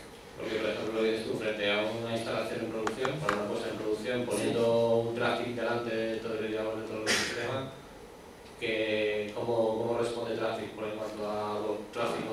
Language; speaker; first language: Spanish; native; Spanish